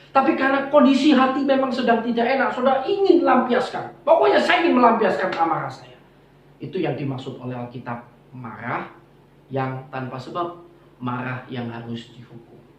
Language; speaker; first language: Indonesian; non-native, local second language; Javanese